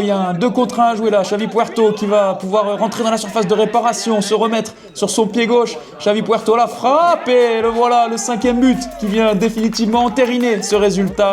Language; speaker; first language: French; native; French